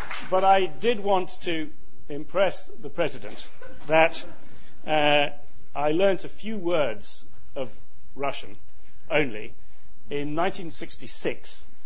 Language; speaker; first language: English; native; English